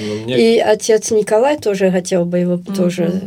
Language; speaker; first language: Russian; early bilingual, heritage; Russian